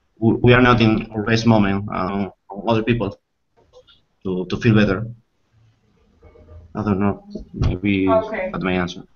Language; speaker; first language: English; non-native, learner; Spanish